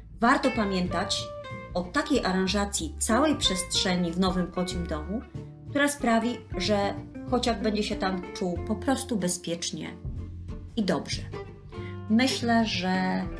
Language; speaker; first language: Polish; native; Polish